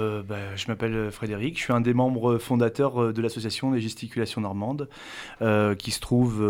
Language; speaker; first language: French; native; French